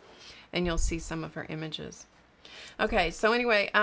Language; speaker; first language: English; native; English